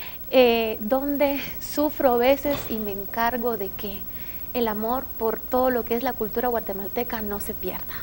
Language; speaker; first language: Spanish; native; Spanish